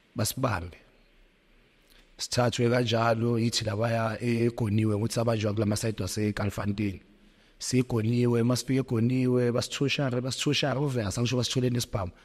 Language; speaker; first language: Zulu; native; Zulu